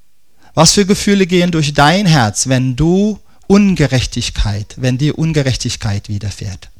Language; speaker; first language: German; non-native, fluent; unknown